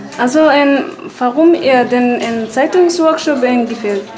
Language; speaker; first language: German; non-native, learner; Somali